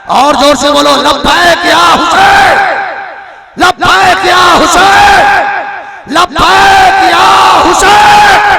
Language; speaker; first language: Hindi; non-native, local second language; Urdu